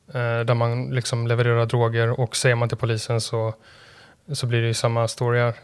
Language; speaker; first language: Swedish; native; Swedish